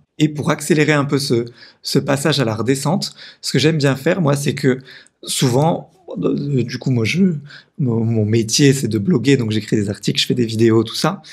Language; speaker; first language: French; native; French